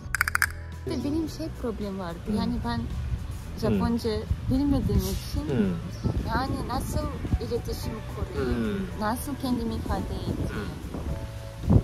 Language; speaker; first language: Turkish; non-native, learner; Russian